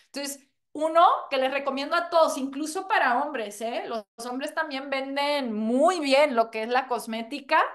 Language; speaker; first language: Spanish; non-native, fluent; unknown